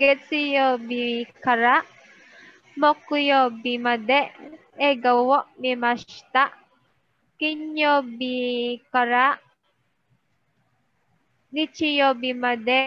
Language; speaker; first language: Japanese; non-native, learner; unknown